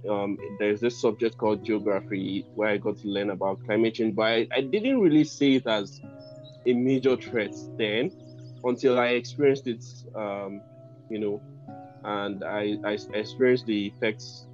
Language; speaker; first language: English; non-native, local second language; Yoruba